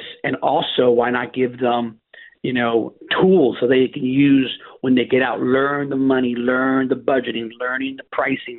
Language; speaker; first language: English; native; English